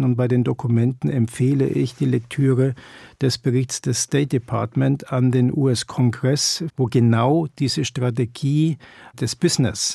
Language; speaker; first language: German; native; German